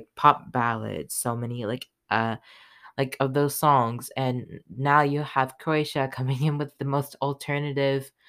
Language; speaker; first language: English; native; English